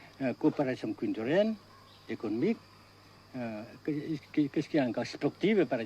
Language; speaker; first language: French; non-native, local second language; Vietnamese